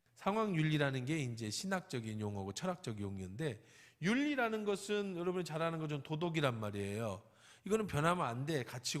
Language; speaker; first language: Korean; native; Korean